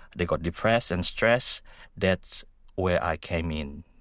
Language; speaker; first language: English; non-native, fluent; Indonesian